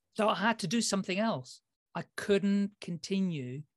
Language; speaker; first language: English; early bilingual, other home language; Dutch